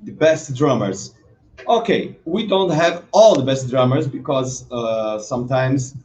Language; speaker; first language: English; non-native, learner; Portuguese